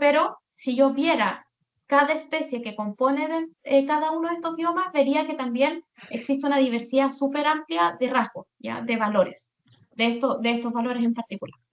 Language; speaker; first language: Spanish; native; Spanish